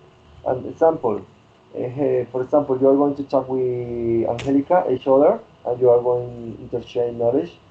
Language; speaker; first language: English; non-native, learner; Spanish